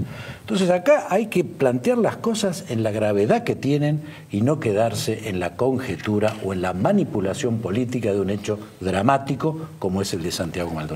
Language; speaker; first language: Spanish; native; Spanish